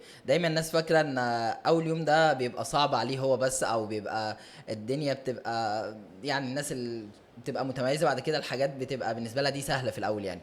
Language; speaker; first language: Arabic; native; Arabic